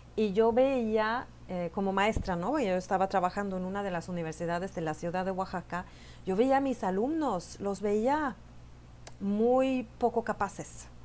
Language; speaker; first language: Spanish; non-native, fluent; Swedish